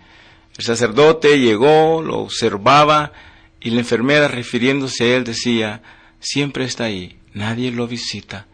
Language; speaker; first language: Spanish; native; Spanish